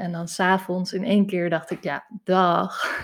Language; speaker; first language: Dutch; native; Dutch